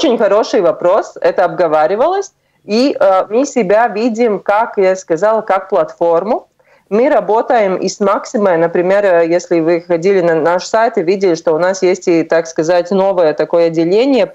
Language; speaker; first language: Russian; non-native, local second language; Latvian